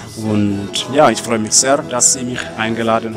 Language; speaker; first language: German; non-native, learner; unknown